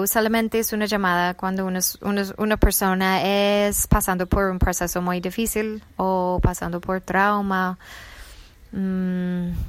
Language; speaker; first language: Spanish; non-native, fluent; English